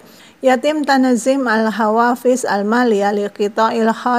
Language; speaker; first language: Arabic; non-native, learner; Indonesian